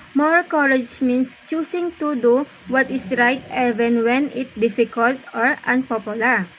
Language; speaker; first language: English; non-native, local second language; Filipino